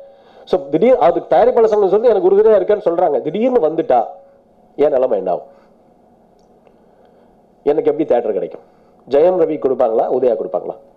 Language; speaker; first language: Tamil; native; Tamil